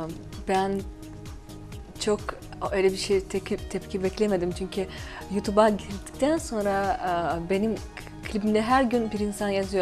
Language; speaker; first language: Turkish; non-native, fluent; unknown